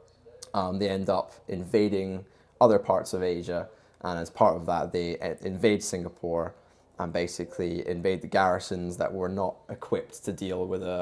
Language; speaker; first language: English; native; English